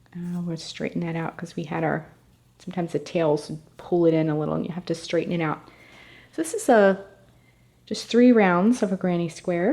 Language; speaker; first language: English; native; English